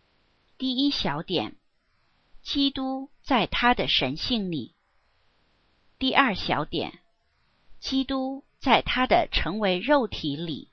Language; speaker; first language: Chinese; native; Chinese